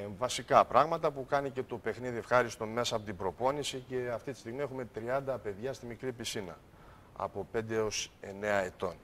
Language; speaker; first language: Greek; early bilingual, heritage; Greek